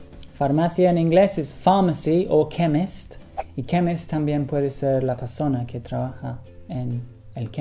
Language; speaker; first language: Spanish; non-native, fluent; English